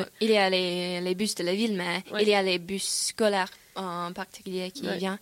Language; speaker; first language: French; non-native, learner; English